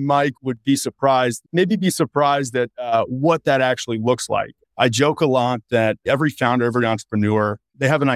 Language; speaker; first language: English; native; English